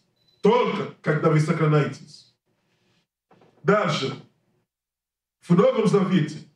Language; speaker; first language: Russian; non-native, learner; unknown